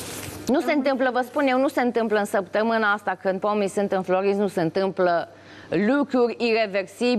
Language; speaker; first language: Romanian; native; Romanian